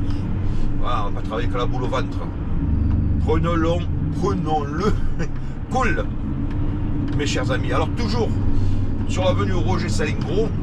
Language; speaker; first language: French; native; French